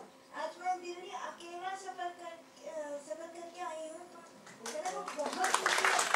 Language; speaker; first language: Hindi; non-native, local second language; Kannada